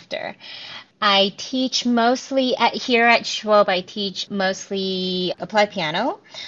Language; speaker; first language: English; native; English